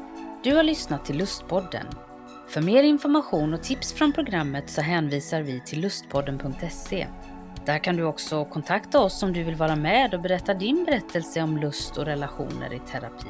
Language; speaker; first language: Swedish; native; Swedish